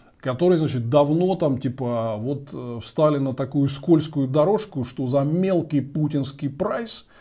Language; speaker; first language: Russian; native; Russian